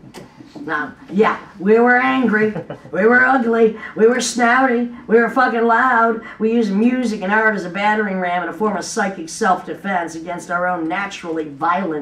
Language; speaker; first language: English; native; English